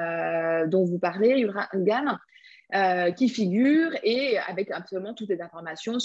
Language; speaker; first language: French; native; French